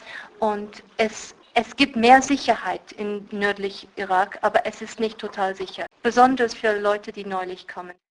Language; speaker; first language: German; non-native, learner; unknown